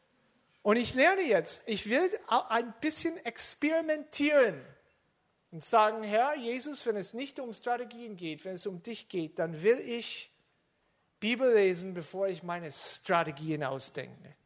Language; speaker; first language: German; non-native, fluent; English